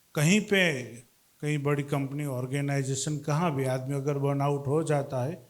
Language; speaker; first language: Hindi; non-native, local second language; Gujarati